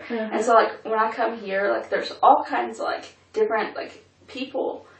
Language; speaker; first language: English; native; English